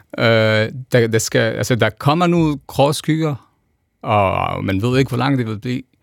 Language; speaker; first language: Danish; non-native, fluent; Kurdish